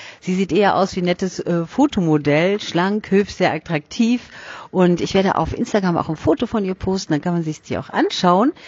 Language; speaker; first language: German; native; German